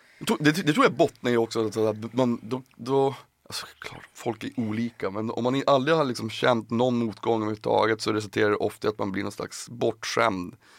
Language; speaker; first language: Swedish; native; Swedish